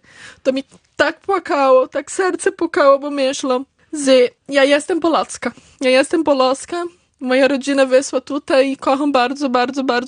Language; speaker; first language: Polish; early bilingual, heritage; Polish